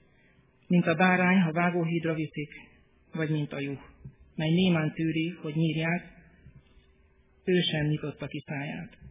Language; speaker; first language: Hungarian; native; Hungarian